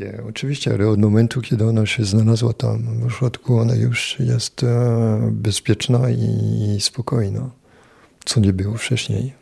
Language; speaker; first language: Polish; non-native, fluent; French